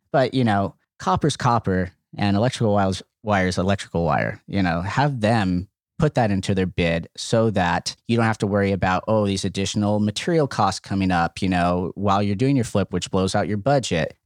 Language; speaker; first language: English; native; English